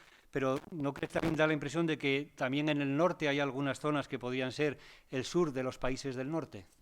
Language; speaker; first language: Spanish; native; Spanish